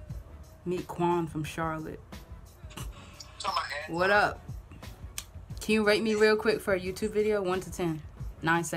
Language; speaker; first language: English; native; English